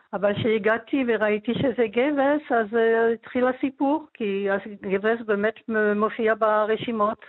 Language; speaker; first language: Hebrew; non-native, fluent; French